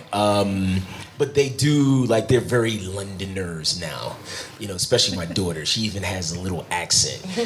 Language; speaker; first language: English; native; English